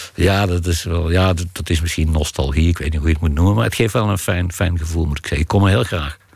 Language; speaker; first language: Dutch; native; Dutch